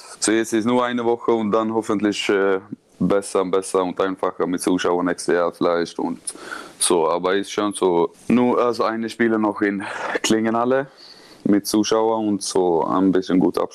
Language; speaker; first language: German; non-native, learner; Swedish